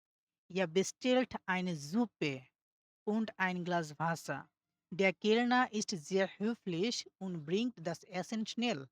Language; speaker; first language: German; non-native, learner; Bangla